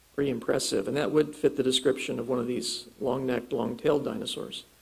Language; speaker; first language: English; native; English